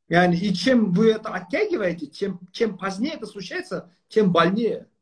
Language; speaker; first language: Russian; non-native, local second language; Kazakh